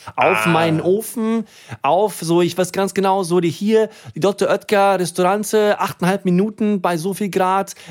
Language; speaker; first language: German; native; German